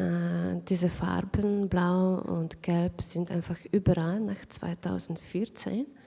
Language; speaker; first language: German; non-native, fluent; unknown